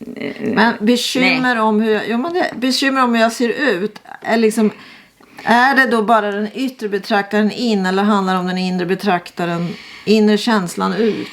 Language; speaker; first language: Swedish; native; Swedish